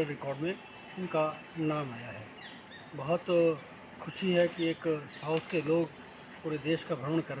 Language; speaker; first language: Hindi; native; Hindi